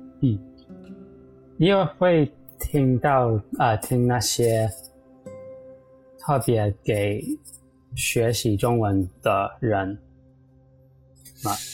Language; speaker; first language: Chinese; non-native, fluent; English